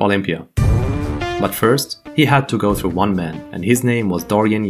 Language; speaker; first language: English; native; English